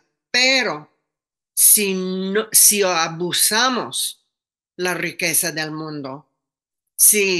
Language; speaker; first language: Spanish; non-native, fluent; English